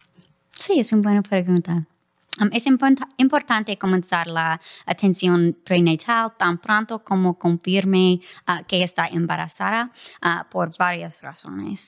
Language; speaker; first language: Spanish; non-native, fluent; English